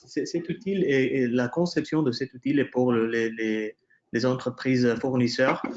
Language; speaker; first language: French; non-native, fluent; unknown